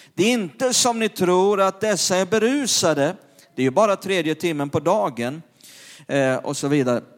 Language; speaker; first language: Swedish; native; Swedish